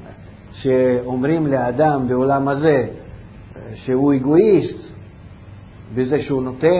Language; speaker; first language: Hebrew; non-native, fluent; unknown